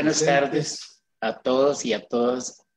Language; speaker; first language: Spanish; non-native, local second language; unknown